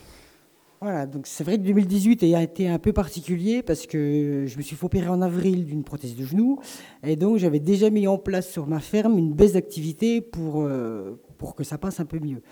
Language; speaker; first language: French; native; French